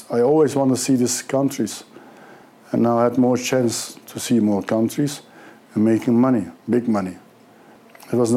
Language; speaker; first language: English; non-native, learner; Turkish